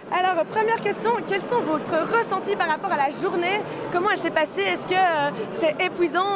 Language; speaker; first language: French; native; French